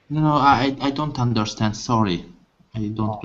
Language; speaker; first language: English; non-native, learner; Hungarian